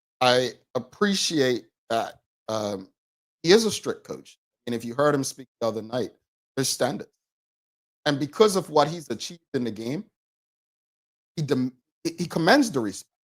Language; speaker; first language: English; native; English